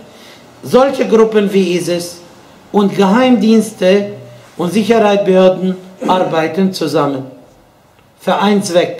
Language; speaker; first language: German; non-native, fluent; Arabic